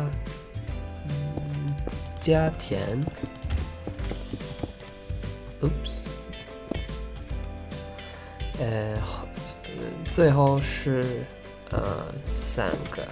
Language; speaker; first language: Chinese; early bilingual, heritage; Chinese